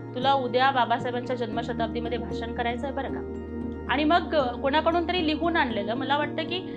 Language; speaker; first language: Marathi; non-native, local second language; Telugu